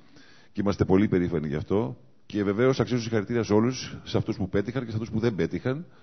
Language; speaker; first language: Greek; native; Greek